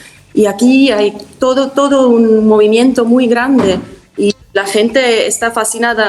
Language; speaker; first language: Spanish; non-native, fluent; German